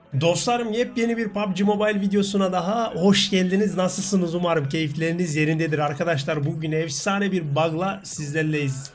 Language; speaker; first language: Turkish; native; Turkish